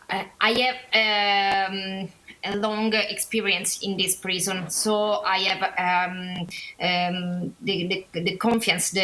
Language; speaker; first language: English; non-native, learner; Italian